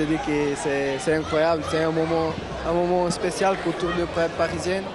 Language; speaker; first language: French; non-native, learner; Portuguese